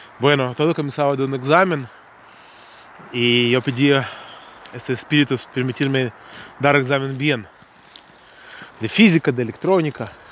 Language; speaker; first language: Spanish; non-native, learner; Ukrainian